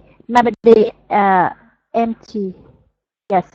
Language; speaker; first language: English; non-native, learner; Vietnamese